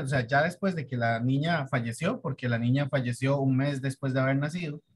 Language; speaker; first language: Spanish; native; Spanish